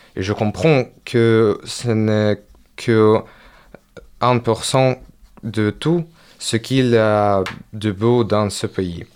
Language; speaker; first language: French; non-native, learner; Ukrainian